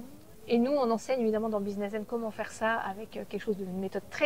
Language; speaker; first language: French; native; French